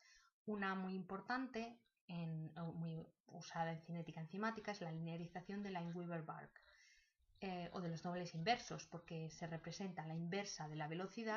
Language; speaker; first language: Spanish; native; Spanish